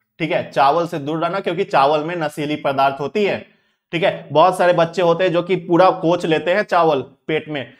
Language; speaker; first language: Hindi; native; Hindi